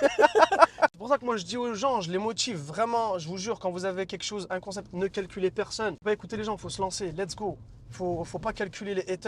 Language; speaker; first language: French; native; French